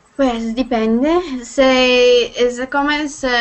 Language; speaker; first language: Spanish; non-native, learner; Lithuanian